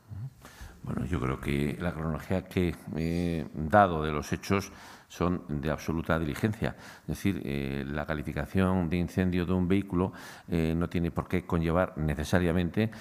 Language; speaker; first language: Spanish; native; Spanish